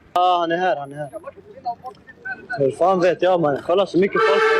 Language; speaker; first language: Swedish; early bilingual, other home language; Arabic